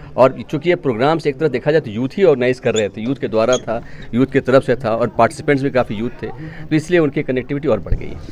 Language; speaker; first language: Hindi; native; Hindi